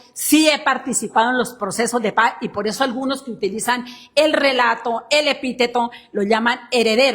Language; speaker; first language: Spanish; native; Spanish